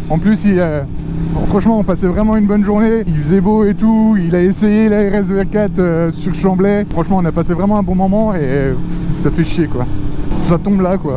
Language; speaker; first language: French; native; French